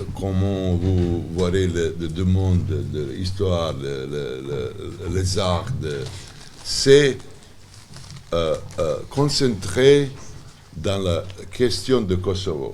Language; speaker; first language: French; non-native, learner; Serbian